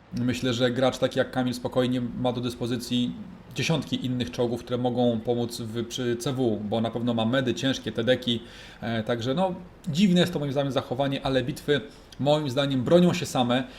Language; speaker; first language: Polish; native; Polish